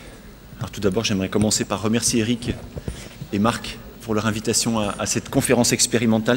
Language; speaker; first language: French; native; French